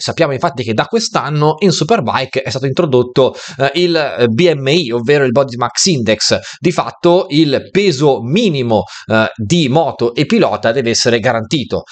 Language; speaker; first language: Italian; native; Italian